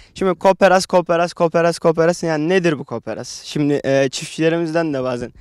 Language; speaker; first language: Turkish; native; Turkish